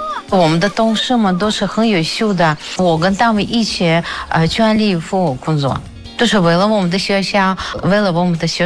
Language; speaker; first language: Chinese; non-native, fluent; Russian